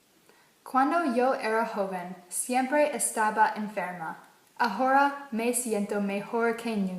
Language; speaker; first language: Spanish; non-native, learner; English